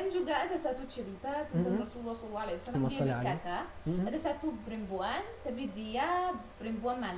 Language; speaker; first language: Indonesian; non-native, learner; Arabic